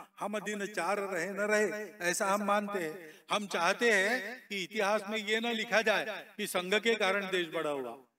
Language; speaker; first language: Hindi; non-native, local second language; Marathi